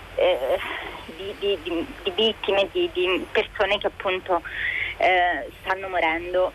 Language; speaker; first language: Italian; native; Italian